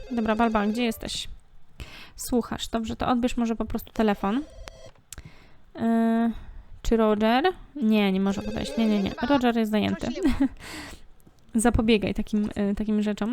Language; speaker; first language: Polish; native; Polish